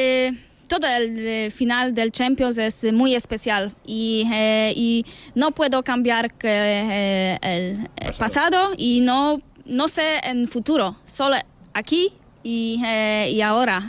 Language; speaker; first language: Spanish; non-native, learner; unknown